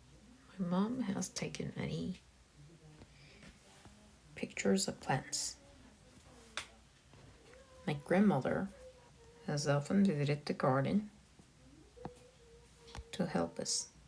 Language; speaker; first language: English; non-native, fluent; Korean